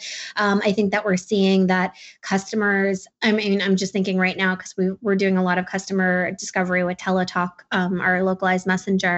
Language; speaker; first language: English; non-native, local second language; Urdu